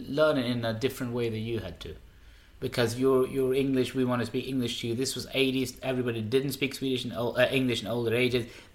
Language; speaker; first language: English; non-native, fluent; Swedish